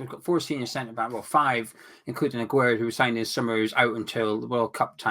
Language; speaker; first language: English; native; English